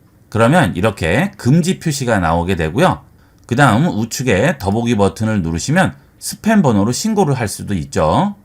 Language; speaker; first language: Korean; native; Korean